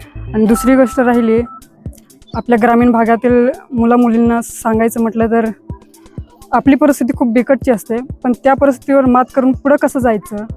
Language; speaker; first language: Marathi; non-native, local second language; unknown